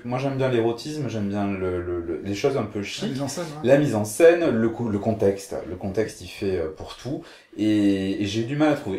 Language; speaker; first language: French; native; French